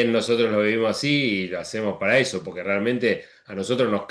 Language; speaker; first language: Spanish; native; Spanish